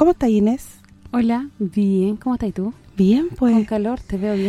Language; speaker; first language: Spanish; native; Spanish